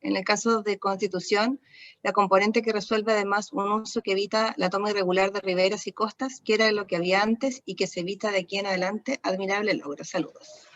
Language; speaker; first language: Spanish; native; Spanish